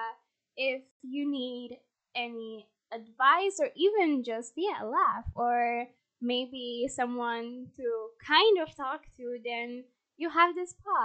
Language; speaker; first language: English; non-native, fluent; Polish